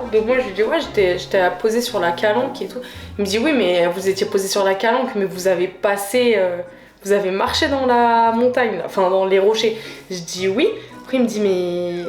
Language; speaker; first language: French; native; French